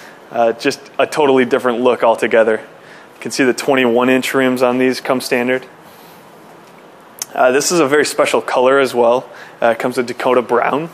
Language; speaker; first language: English; native; English